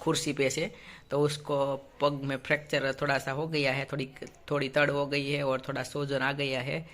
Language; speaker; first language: Hindi; non-native, local second language; Gujarati